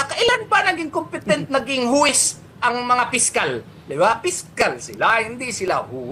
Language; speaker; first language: Filipino; native; Filipino